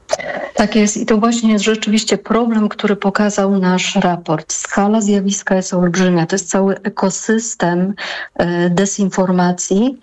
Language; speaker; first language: Polish; native; Polish